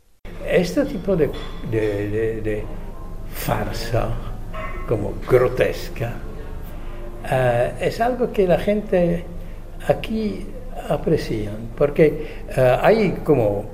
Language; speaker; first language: Spanish; non-native, fluent; Czech